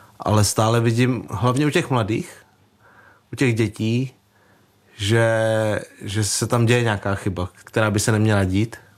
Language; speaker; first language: Czech; early bilingual, other home language; Vietnamese